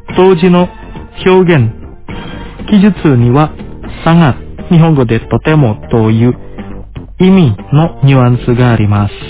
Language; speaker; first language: Japanese; non-native, fluent; Indonesian